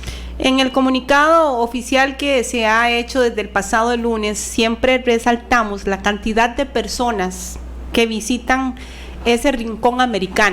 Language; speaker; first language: Spanish; native; Spanish